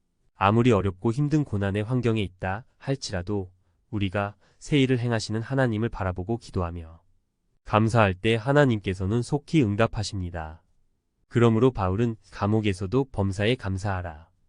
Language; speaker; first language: Korean; native; Korean